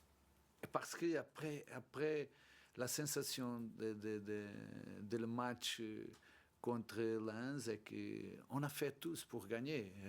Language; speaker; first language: French; non-native, learner; Portuguese